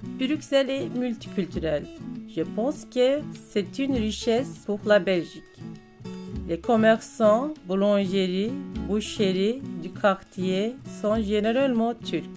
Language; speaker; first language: French; non-native, fluent; Turkish